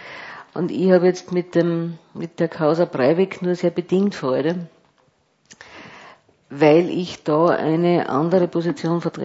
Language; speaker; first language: German; native; German